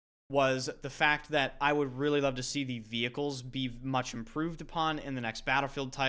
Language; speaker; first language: English; native; English